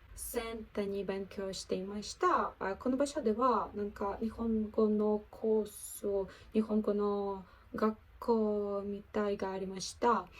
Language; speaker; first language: Japanese; non-native, learner; Ukrainian